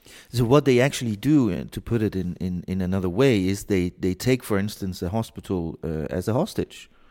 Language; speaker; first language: English; non-native, fluent; Danish